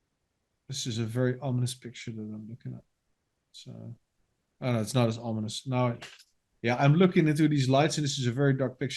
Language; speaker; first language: English; non-native, fluent; Dutch